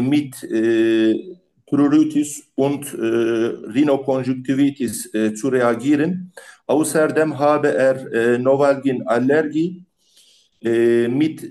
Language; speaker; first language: German; non-native, learner; Turkish